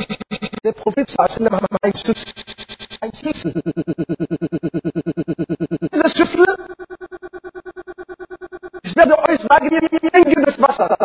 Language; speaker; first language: German; non-native, learner; Arabic